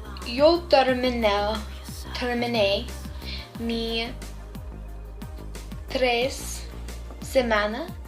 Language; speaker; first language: Spanish; non-native, learner; English